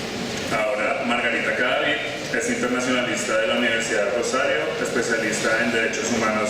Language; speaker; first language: Spanish; native; Spanish